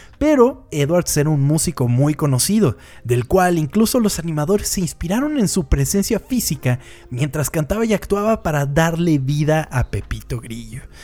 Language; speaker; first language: Spanish; native; Spanish